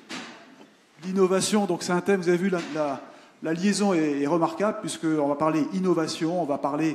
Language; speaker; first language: French; native; French